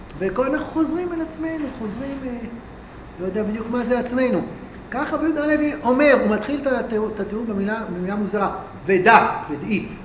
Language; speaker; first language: Hebrew; native; Hebrew